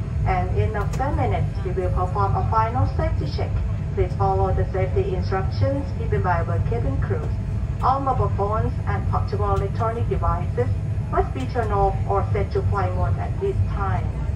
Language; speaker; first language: English; non-native, fluent; Thai